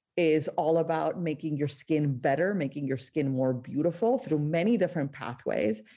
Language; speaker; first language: English; non-native, fluent; Spanish